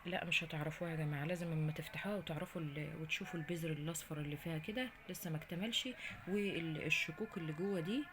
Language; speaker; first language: Arabic; native; Arabic